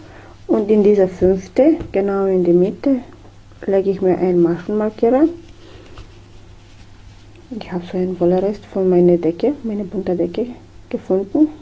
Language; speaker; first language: German; non-native, fluent; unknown